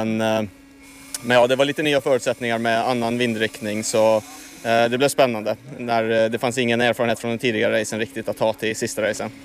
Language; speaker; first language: Swedish; native; Swedish